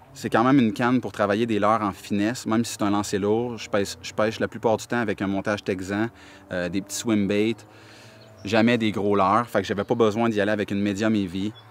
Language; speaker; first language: French; native; French